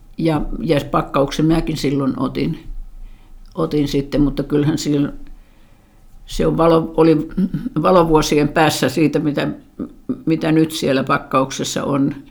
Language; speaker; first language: Finnish; native; Finnish